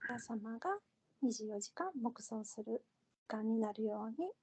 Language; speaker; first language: Japanese; non-native, fluent; Korean